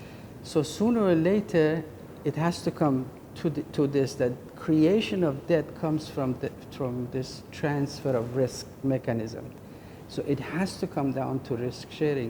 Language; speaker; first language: English; non-native, fluent; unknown